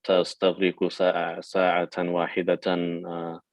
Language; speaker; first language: Arabic; non-native, fluent; English